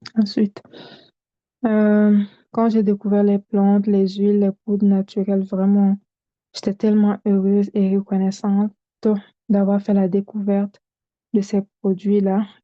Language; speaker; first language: French; non-native, local second language; Bambara